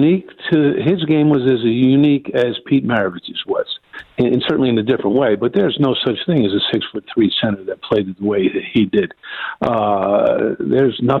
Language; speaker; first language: English; native; English